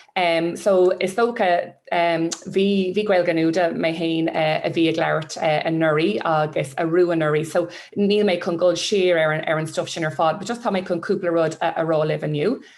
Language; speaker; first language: Irish; non-native, local second language; English